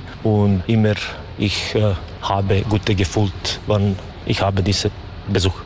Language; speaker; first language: German; non-native, learner; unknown